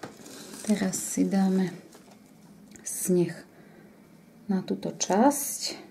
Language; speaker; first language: Slovak; native; Slovak